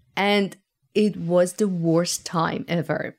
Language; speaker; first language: English; non-native, fluent; Persian